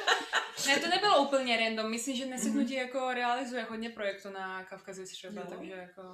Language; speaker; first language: Czech; non-native, fluent; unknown